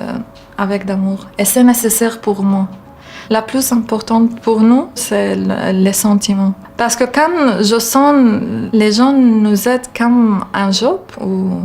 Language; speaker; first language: French; non-native, learner; Arabic